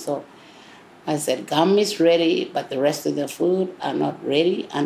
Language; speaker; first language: English; non-native, local second language; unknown